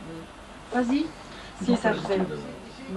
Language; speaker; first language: French; native; French